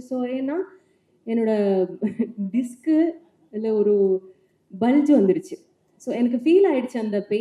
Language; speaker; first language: Tamil; non-native, learner; Malayalam